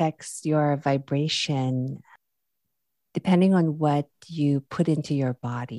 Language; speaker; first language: English; non-native, local second language; Filipino